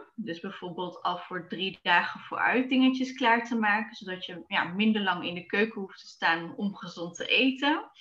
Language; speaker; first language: Dutch; native; Dutch